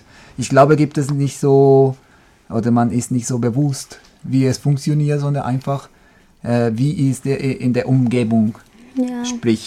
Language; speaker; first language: German; non-native, fluent; Spanish